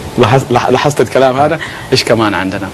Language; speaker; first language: Arabic; native; Arabic